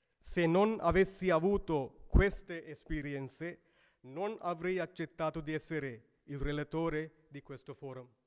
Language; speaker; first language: Italian; non-native, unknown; Sinhala